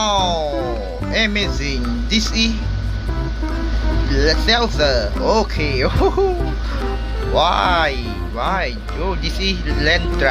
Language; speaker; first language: English; non-native, learner; Khmer